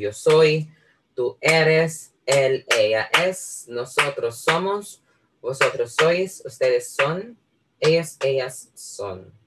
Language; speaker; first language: Spanish; non-native, fluent; Filipino